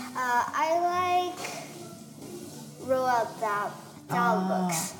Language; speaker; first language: English; non-native, fluent; Korean